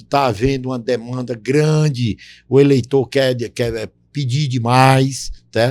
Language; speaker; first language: Portuguese; native; Portuguese